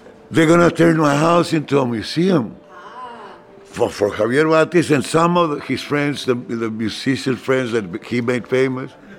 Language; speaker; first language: English; non-native, fluent; Spanish